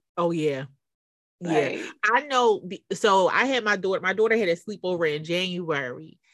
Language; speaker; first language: English; native; English